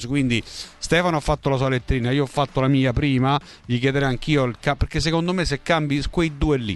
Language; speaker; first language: Italian; native; Italian